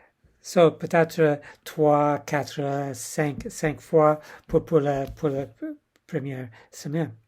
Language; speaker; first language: French; non-native, learner; English